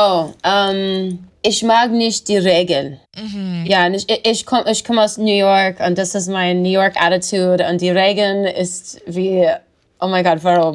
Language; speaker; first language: German; non-native, learner; English